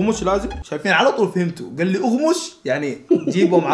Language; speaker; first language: Arabic; native; Arabic